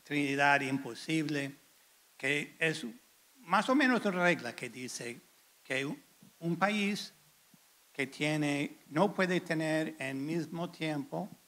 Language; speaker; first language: Spanish; non-native, fluent; English